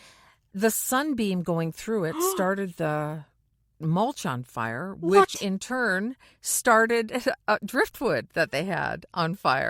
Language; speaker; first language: English; native; English